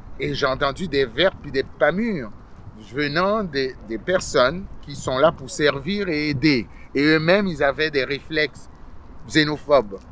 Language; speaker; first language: French; early bilingual, other home language; Haitian Creole